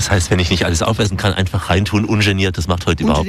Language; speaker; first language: German; native; German